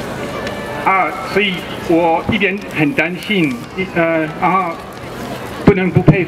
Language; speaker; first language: Chinese; non-native, fluent; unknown